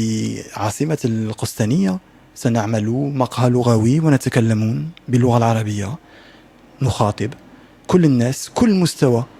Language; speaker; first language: Arabic; non-native, learner; French